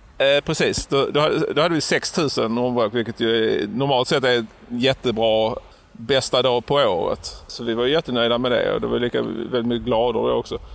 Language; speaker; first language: Swedish; native; Swedish